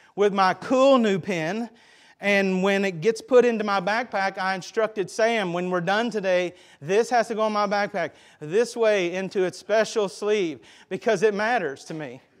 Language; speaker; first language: English; native; English